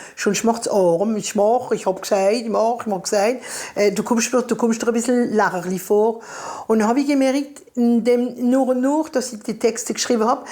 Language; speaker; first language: German; non-native, local second language; Swiss German